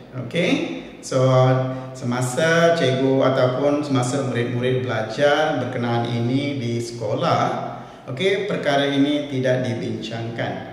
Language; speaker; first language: Malay; non-native, local second language; Tamil